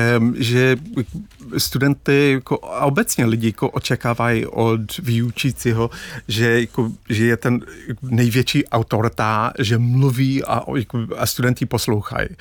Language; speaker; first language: Czech; non-native, fluent; English